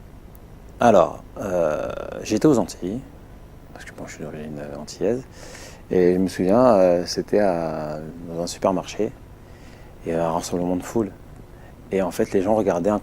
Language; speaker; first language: French; native; French